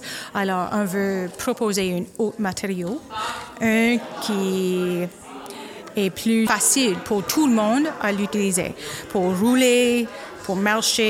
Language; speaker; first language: French; non-native, local second language; English